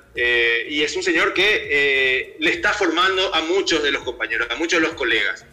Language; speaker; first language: Spanish; native; Spanish